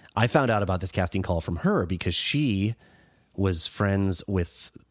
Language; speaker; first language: English; native; English